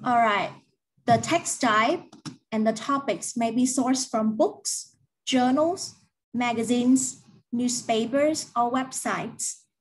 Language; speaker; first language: English; non-native, learner; Vietnamese